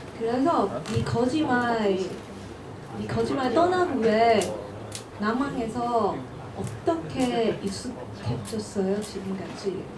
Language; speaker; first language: Korean; non-native, learner; Cantonese